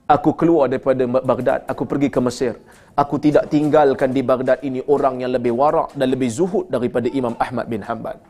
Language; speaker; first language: Malay; native; Malay